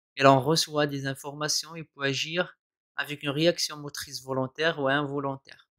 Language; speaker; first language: French; non-native, local second language; Arabic